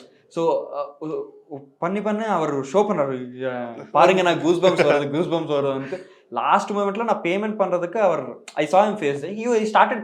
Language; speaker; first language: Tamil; non-native, learner; Telugu